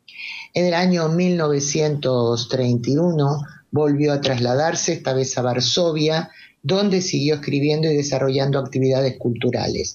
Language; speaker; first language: Spanish; native; Spanish